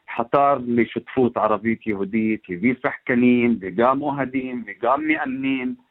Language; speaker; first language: Hebrew; non-native, local second language; Arabic